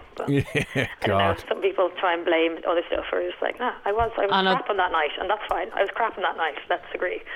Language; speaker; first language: English; native; English